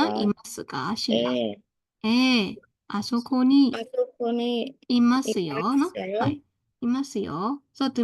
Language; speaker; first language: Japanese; non-native, fluent; Burmese